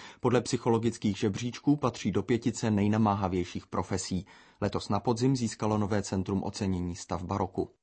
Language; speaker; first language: Czech; native; Czech